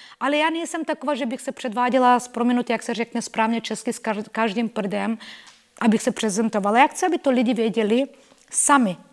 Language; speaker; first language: Czech; non-native, fluent; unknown